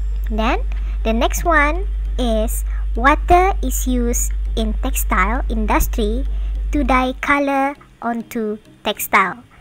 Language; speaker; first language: English; non-native, local second language; Malay